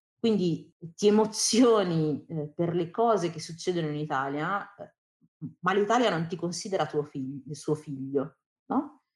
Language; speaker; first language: Italian; early bilingual, other home language; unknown